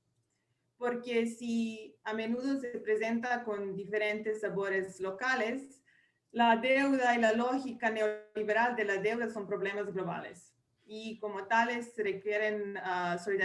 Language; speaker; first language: Spanish; non-native, fluent; English